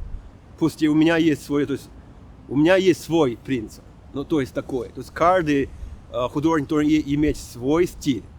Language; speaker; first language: Russian; non-native, fluent; Chinese